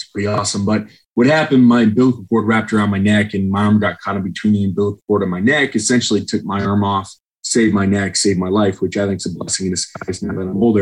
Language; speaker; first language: English; native; English